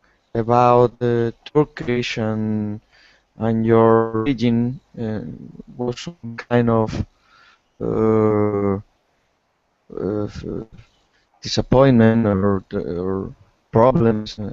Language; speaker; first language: English; non-native, learner; Spanish